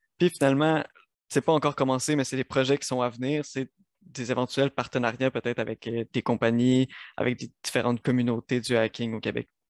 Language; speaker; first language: French; native; French